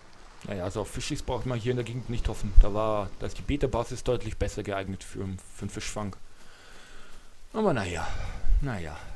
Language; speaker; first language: German; native; German